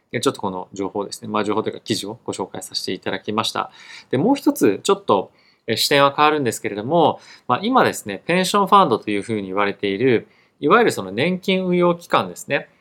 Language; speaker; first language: Japanese; native; Japanese